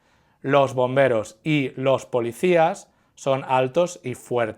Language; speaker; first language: Spanish; non-native, fluent; English